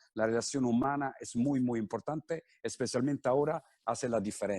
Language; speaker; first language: Spanish; non-native, fluent; Italian